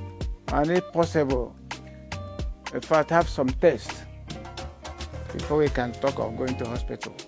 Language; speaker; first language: English; non-native, local second language; Igbo